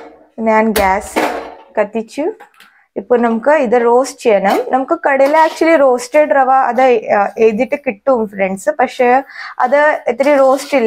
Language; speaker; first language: Malayalam; non-native, learner; Hindi